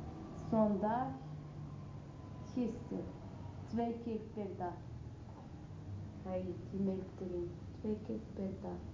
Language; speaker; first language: Dutch; non-native, learner; Arabic